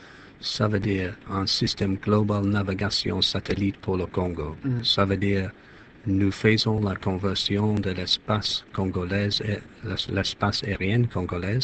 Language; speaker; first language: French; non-native, fluent; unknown